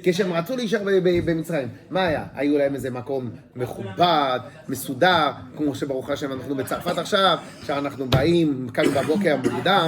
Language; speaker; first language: Hebrew; non-native, fluent; French